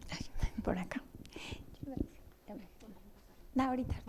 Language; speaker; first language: Spanish; native; Spanish